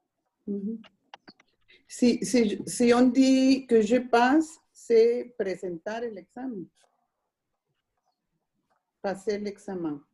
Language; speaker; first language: French; non-native, fluent; Spanish